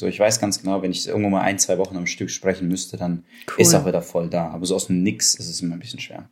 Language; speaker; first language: German; early bilingual, other home language; Russian